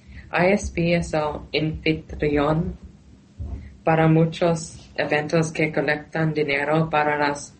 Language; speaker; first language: Spanish; non-native, learner; Thai